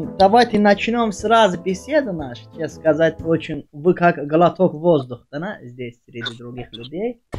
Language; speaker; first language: Russian; non-native, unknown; Azerbaijani